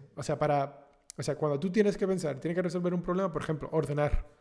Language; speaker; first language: Spanish; native; Spanish